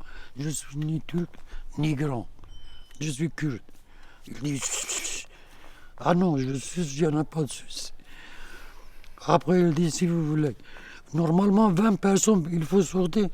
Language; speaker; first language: French; non-native, learner; Kurdish